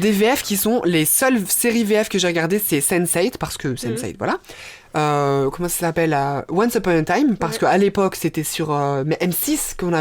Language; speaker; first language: French; native; French